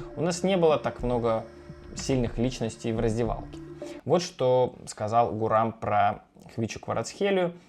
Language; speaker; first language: Russian; native; Russian